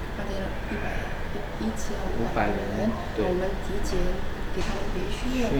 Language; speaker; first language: Chinese; non-native, fluent; Indonesian